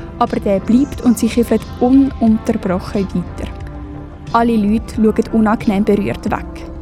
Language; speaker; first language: German; native; German